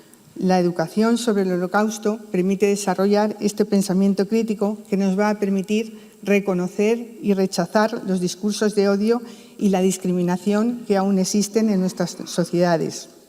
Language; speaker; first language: Spanish; native; Spanish